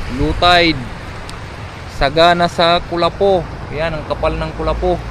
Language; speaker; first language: Filipino; non-native, local second language; Waray